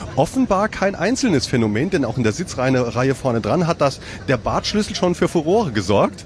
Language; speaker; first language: German; native; German